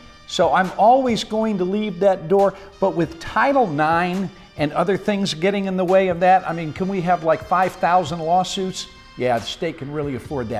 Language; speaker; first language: English; native; English